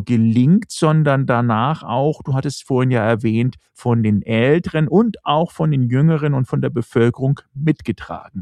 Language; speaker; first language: German; native; German